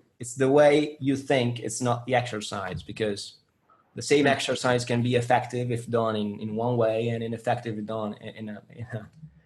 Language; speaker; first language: English; non-native, fluent; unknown